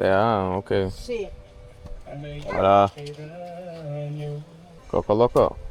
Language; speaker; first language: Spanish; non-native, learner; Turkish